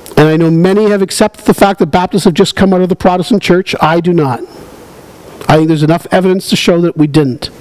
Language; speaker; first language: English; native; English